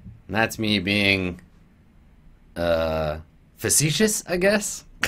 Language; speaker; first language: English; native; English